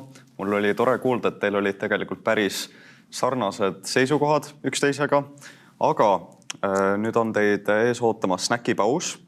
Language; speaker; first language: Estonian; native; Estonian